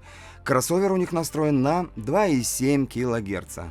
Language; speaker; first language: Russian; native; Russian